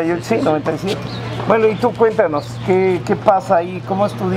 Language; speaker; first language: Spanish; native; Spanish